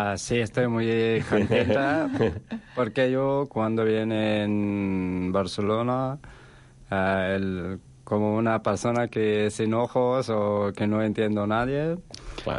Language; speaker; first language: Spanish; non-native, learner; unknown